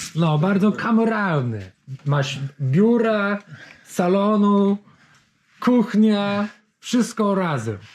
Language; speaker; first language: Polish; non-native, learner; English